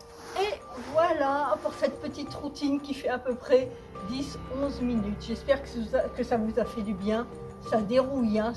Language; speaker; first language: French; native; French